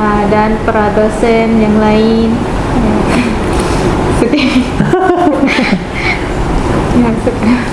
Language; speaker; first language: Indonesian; non-native, fluent; Malay